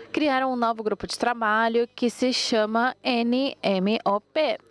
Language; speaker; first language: Portuguese; non-native, fluent; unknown